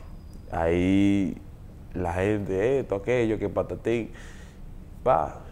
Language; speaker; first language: Spanish; native; Spanish